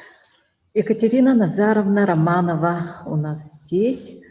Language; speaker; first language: Russian; native; Russian